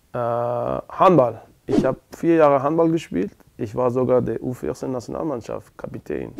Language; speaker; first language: German; non-native, learner; Persian